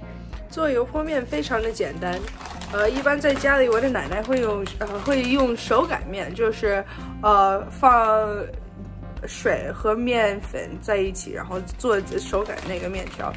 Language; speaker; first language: Chinese; early bilingual, heritage; Chinese